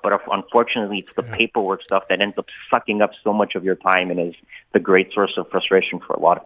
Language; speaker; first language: English; native; English